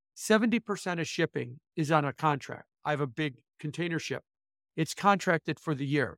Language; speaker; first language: English; native; English